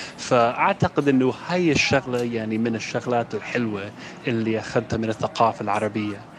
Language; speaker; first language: Arabic; non-native, fluent; English